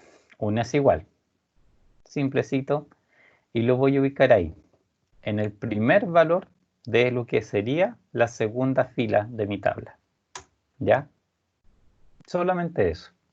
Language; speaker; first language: Spanish; native; Spanish